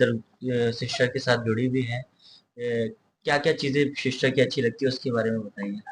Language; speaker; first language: Hindi; native; Hindi